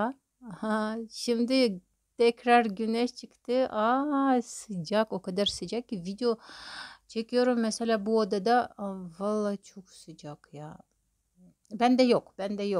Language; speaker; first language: Turkish; non-native, fluent; Russian